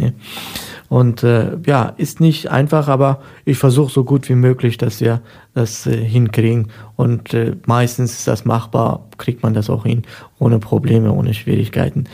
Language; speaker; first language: German; non-native, fluent; Persian